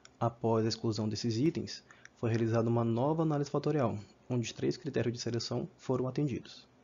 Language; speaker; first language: Portuguese; native; Portuguese